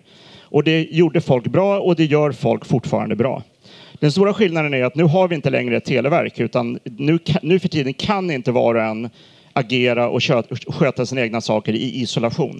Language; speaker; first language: Swedish; native; Swedish